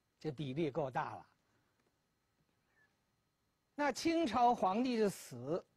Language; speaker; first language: Chinese; native; Chinese